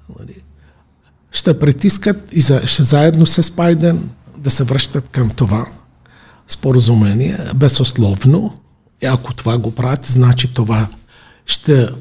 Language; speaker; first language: Bulgarian; non-native, fluent; Arabic